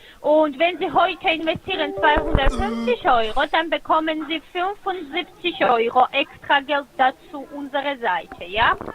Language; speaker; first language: German; non-native, fluent; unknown